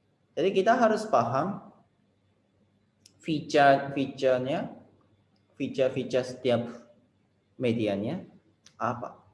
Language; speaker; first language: Indonesian; non-native, fluent; Japanese